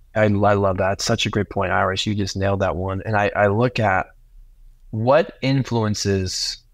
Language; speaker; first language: English; native; English